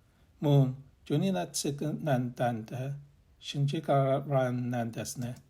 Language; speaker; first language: Japanese; non-native, learner; English